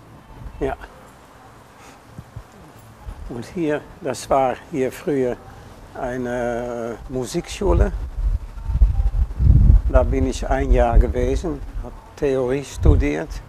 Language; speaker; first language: German; non-native, fluent; Dutch